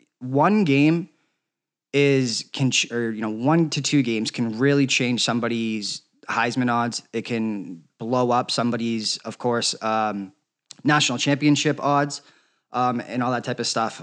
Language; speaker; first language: English; native; English